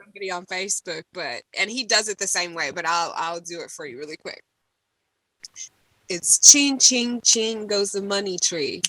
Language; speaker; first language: English; native; English